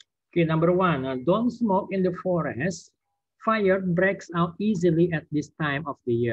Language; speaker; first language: English; non-native, fluent; Indonesian